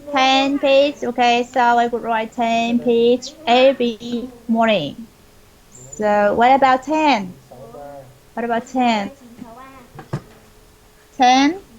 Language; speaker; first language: English; non-native, fluent; Vietnamese